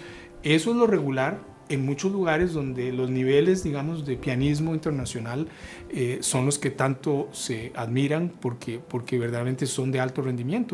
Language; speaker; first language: Spanish; native; Spanish